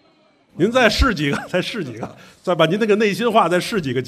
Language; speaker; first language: Chinese; native; Chinese